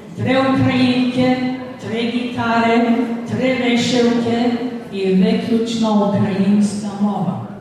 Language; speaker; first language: Ukrainian; early bilingual, heritage; Ukrainian